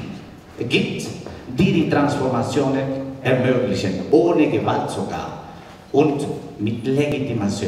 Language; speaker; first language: German; non-native, fluent; Spanish